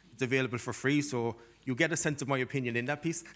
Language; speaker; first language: English; native; English